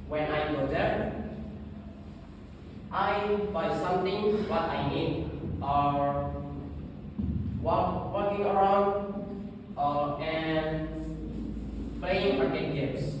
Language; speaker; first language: English; non-native, learner; Indonesian